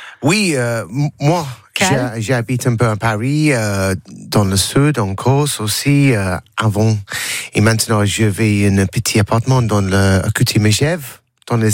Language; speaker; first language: French; non-native, learner; English